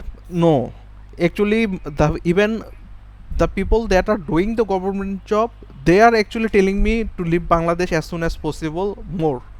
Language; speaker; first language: English; non-native, fluent; Bangla